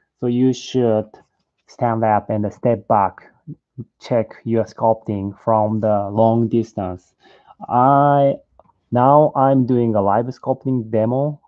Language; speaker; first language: English; non-native, learner; Japanese